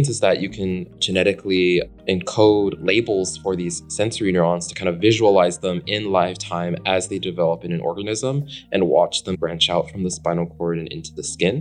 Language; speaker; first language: English; native; English